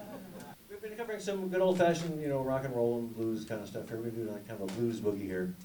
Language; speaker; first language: English; native; English